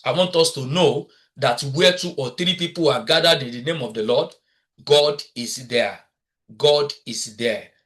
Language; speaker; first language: English; non-native, local second language; Yoruba